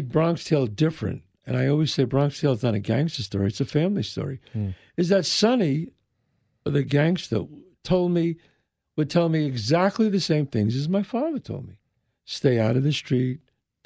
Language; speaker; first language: English; native; English